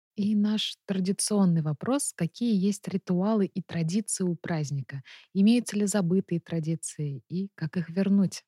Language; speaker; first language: Russian; native; Russian